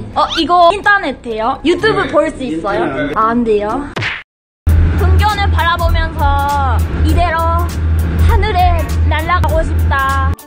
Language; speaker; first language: Korean; non-native, fluent; Japanese